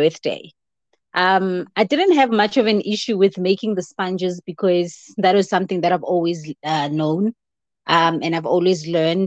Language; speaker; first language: English; non-native, local second language; Zulu